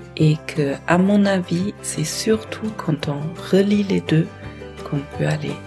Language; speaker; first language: French; non-native, fluent; German